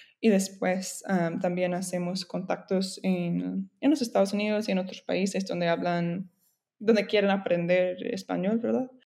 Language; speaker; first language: Spanish; non-native, fluent; English